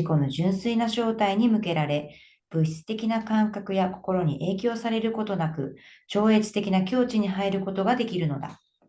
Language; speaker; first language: Japanese; native; Japanese